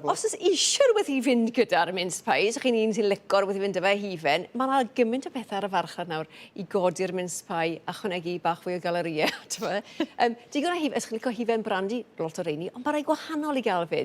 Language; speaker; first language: Welsh; native; Welsh